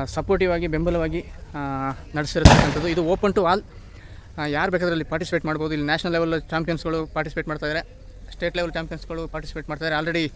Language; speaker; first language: Kannada; non-native, local second language; Kodava